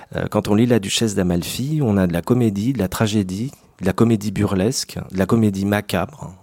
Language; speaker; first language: French; native; French